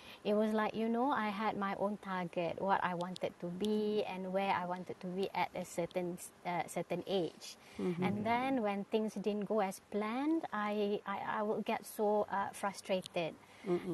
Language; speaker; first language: English; non-native, local second language; Malay